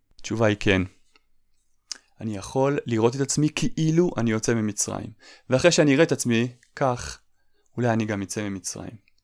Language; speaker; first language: Hebrew; native; Hebrew